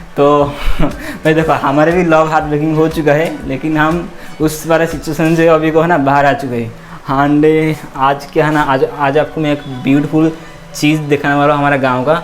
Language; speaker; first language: Hindi; non-native, local second language; Odia